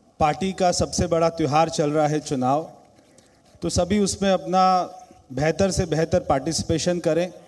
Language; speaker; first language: Hindi; native; Hindi